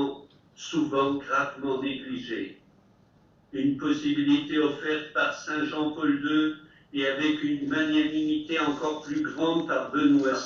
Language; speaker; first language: French; native; French